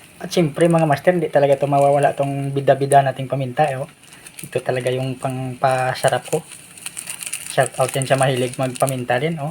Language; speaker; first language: Filipino; non-native, local second language; Hiligaynon